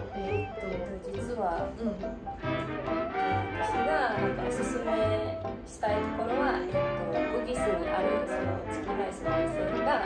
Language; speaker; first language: Japanese; non-native, fluent; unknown